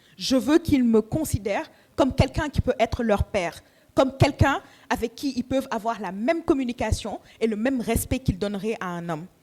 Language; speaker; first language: French; non-native, local second language; Wolof